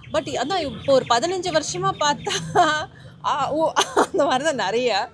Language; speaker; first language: Tamil; native; Tamil